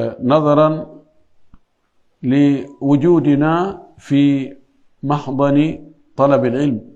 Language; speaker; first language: Arabic; non-native, fluent; Fula